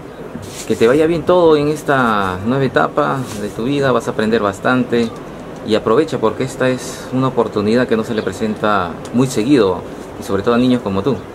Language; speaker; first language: Spanish; native; Spanish